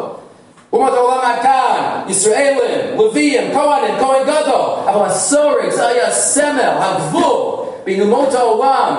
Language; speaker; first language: Hebrew; non-native, fluent; English